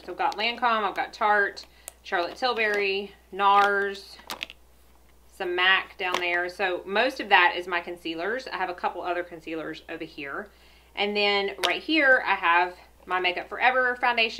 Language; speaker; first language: English; native; English